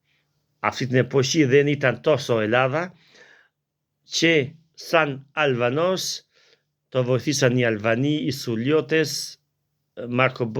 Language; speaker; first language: Greek; non-native, learner; Albanian